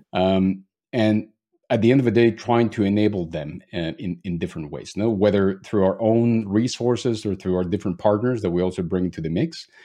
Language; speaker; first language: English; non-native, fluent; Spanish